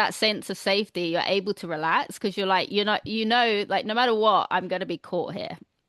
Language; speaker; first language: English; native; English